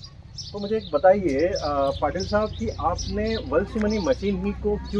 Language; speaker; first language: Hindi; non-native, local second language; Marathi